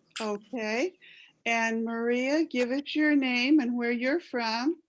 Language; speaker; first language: English; native; English